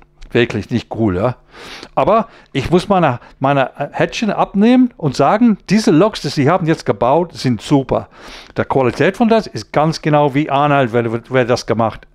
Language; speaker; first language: German; non-native, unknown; English